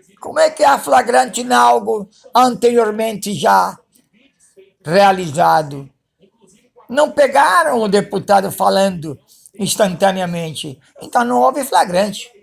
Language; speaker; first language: Portuguese; early bilingual, other home language; Spanish